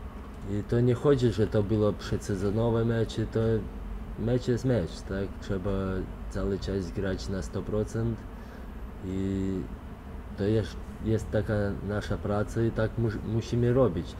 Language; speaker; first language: Polish; non-native, fluent; Lithuanian